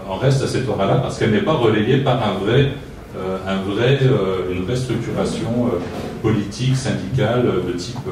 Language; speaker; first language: French; native; French